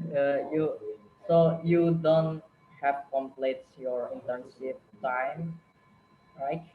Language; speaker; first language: English; non-native, learner; Indonesian